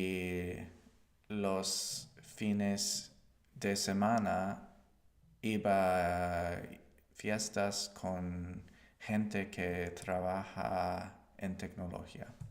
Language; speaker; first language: Spanish; non-native, learner; English